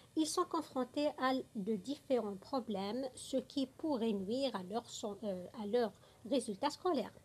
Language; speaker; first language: French; non-native, local second language; Arabic